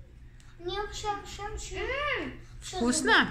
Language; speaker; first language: Russian; native; Russian